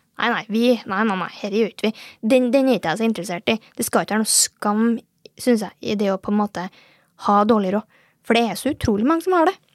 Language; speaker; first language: Norwegian; native; Norwegian